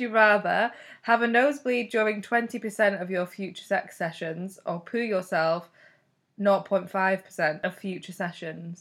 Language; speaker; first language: English; native; English